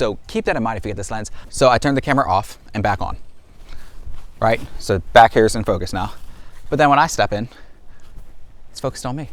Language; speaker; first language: English; native; English